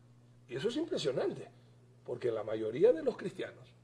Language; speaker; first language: Spanish; native; Spanish